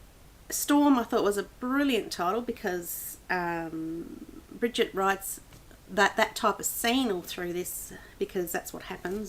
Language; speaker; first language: English; native; English